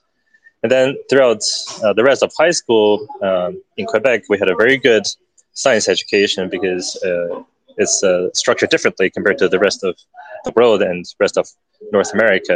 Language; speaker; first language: English; early bilingual, other home language; Chinese